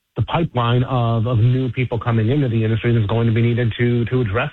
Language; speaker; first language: English; native; English